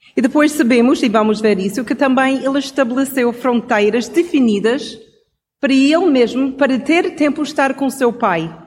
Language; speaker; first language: Portuguese; non-native, fluent; English